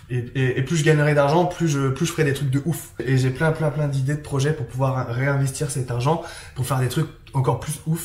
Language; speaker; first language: French; native; French